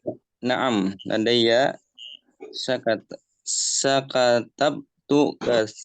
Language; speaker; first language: Arabic; non-native, learner; Indonesian